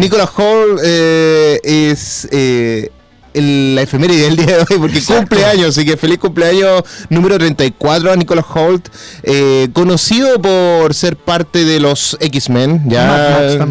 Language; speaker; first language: Spanish; native; Spanish